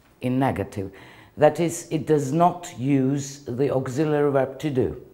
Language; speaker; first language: English; non-native, fluent; Georgian